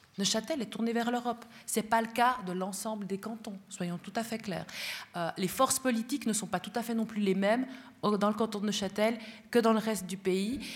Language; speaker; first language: French; early bilingual, other home language; Spanish